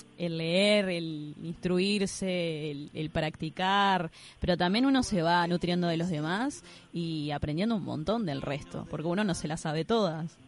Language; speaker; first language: Spanish; native; Spanish